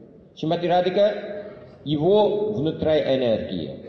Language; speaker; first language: Russian; non-native, fluent; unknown